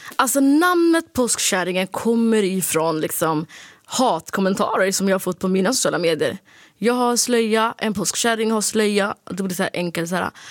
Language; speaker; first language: Swedish; early bilingual, other home language; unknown